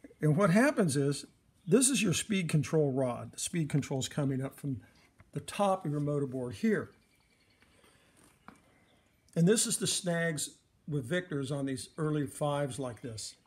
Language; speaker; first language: English; native; English